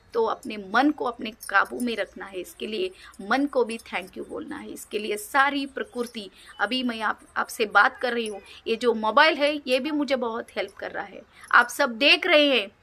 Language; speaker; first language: Hindi; non-native, local second language; Kannada